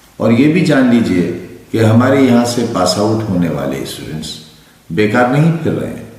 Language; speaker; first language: Urdu; native; Urdu